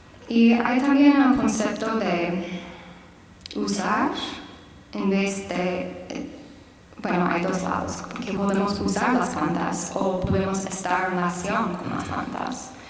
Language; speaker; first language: Spanish; non-native, fluent; English